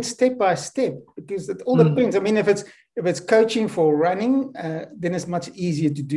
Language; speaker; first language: English; non-native, local second language; Afrikaans